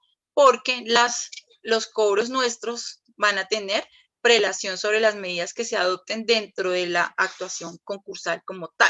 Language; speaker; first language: Spanish; native; Spanish